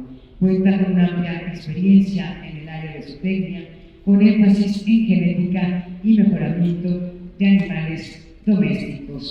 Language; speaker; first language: Spanish; native; Spanish